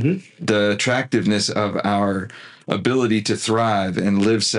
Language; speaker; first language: English; native; English